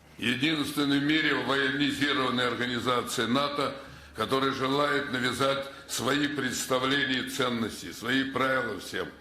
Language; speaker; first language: Russian; native; Russian